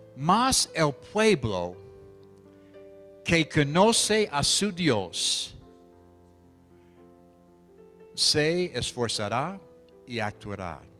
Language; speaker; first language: Spanish; non-native, fluent; English